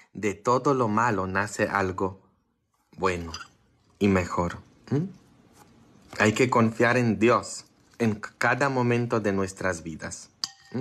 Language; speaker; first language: Spanish; non-native, fluent; Polish